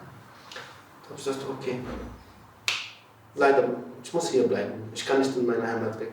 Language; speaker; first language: German; non-native, learner; Arabic